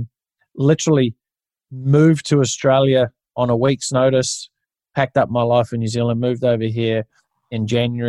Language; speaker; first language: English; native; English